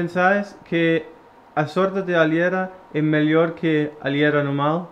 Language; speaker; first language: Portuguese; non-native, learner; Danish